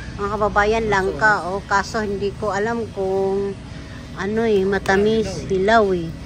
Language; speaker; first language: Filipino; non-native, local second language; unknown